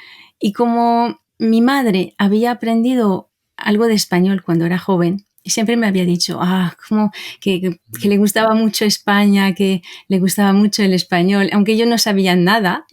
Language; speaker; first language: Spanish; non-native, fluent; French